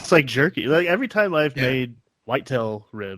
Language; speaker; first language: English; native; English